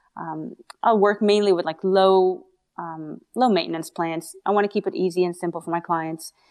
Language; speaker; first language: English; native; English